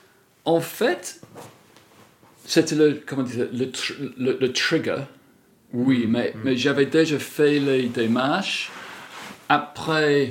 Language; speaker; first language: French; non-native, fluent; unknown